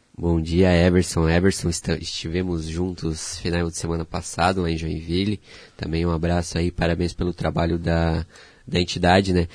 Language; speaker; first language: Portuguese; native; Portuguese